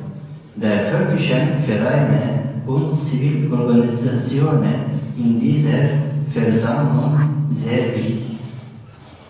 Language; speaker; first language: German; non-native, learner; Turkish